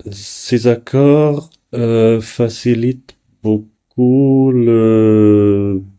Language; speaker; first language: French; non-native, learner; English